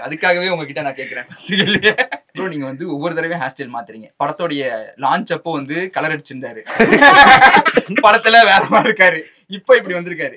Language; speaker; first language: Tamil; native; Tamil